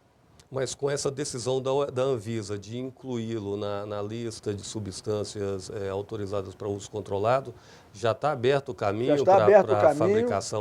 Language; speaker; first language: Portuguese; native; Portuguese